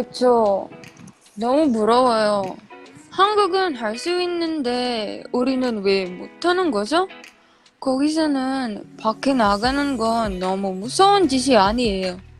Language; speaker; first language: Korean; non-native, learner; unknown